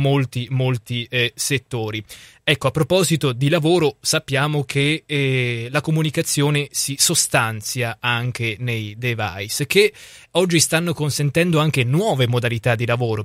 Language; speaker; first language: Italian; native; Italian